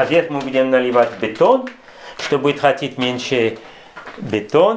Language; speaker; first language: Russian; non-native, learner; French